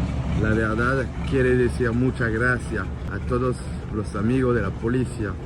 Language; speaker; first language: Spanish; non-native, learner; French